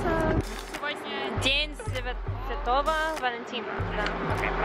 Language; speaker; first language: Russian; non-native, learner; English